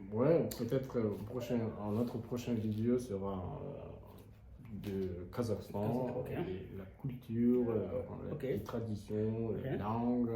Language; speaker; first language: French; non-native, fluent; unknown